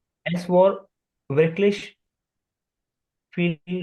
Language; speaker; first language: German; non-native, learner; Urdu